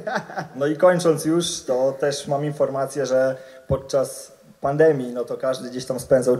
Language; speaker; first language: Polish; native; Polish